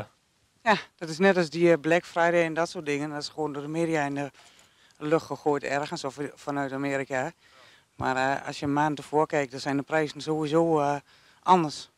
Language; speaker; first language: Dutch; native; Dutch